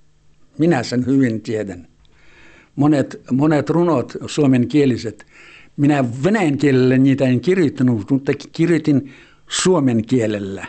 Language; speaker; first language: Finnish; early bilingual, heritage; Finnish